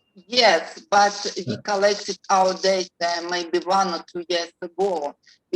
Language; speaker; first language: English; non-native, learner; Russian